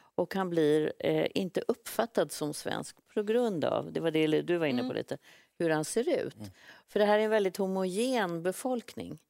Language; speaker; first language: Swedish; native; Swedish